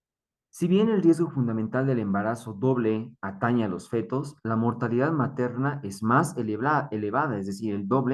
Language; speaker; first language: Spanish; native; Spanish